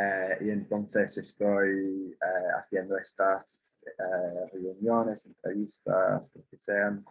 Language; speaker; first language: Spanish; non-native, fluent; English